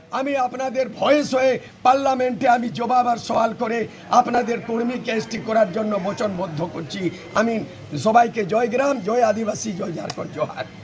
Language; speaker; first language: Bangla; non-native, local second language; Santali